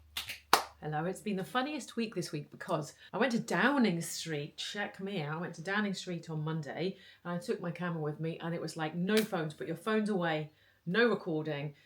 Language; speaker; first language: English; native; English